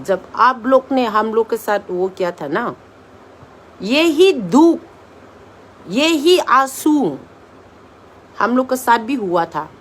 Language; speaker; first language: Hindi; non-native, local second language; Manipuri